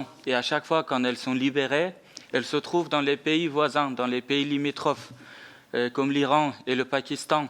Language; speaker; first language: French; non-native, fluent; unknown